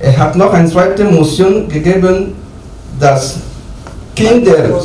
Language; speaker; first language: German; non-native, learner; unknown